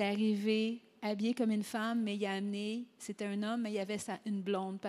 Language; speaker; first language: French; native; French